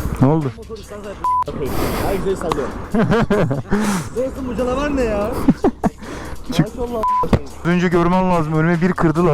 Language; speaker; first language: Turkish; native; Turkish